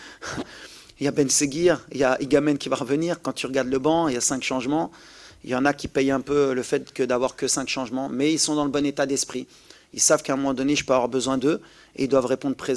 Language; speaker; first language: French; native; French